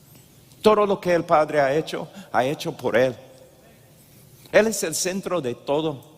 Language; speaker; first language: Spanish; non-native, fluent; English